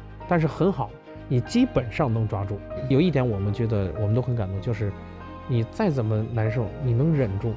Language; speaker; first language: Chinese; native; Chinese